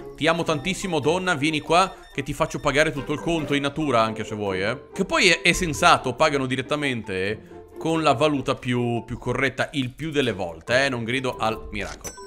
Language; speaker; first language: Italian; native; Italian